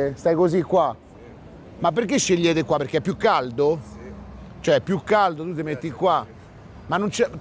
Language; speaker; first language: Italian; native; Italian